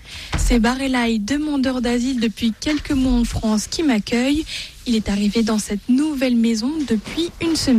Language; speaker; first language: French; native; French